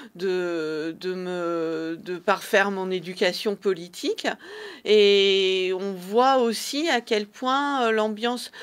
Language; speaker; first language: French; early bilingual, other home language; Persian